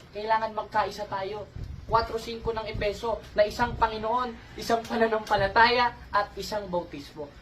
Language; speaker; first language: Filipino; native; Filipino